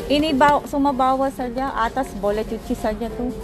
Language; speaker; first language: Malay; non-native, learner; Filipino